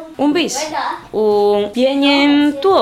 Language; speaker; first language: Latvian; non-native, learner; Spanish